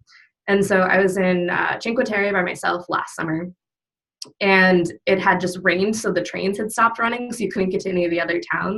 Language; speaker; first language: English; native; English